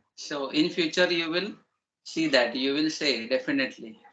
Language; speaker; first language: English; non-native, learner; Marathi